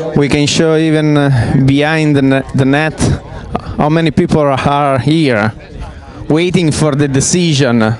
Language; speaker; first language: English; non-native, fluent; Italian